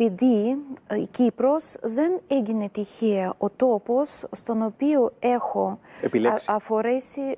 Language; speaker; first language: Greek; non-native, learner; Russian